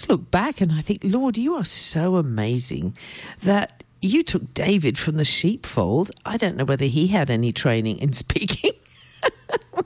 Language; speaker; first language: English; native; English